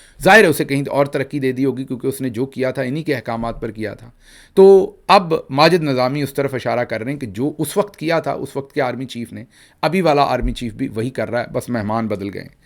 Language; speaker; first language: Urdu; native; Urdu